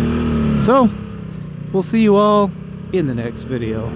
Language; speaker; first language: English; native; English